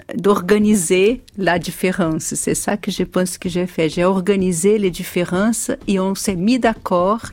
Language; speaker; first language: French; non-native, fluent; Portuguese